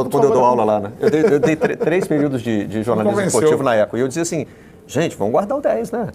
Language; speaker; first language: Portuguese; native; Portuguese